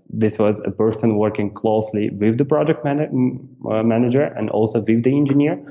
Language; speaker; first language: English; non-native, fluent; Romanian